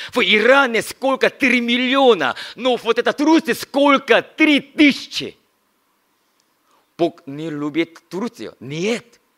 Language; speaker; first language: Russian; non-native, learner; Korean